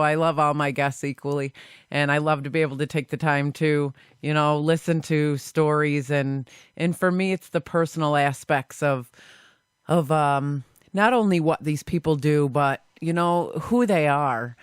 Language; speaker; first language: English; native; English